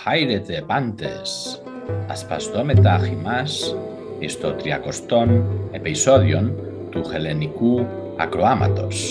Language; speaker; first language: Greek; non-native, fluent; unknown